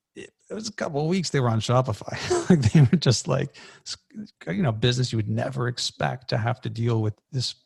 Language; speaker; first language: English; native; English